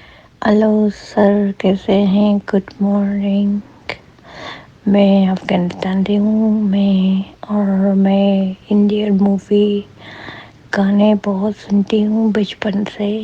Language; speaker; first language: Hindi; non-native, fluent; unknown